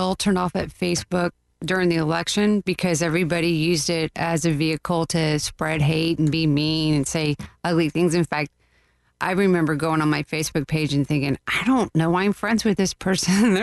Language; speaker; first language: English; native; English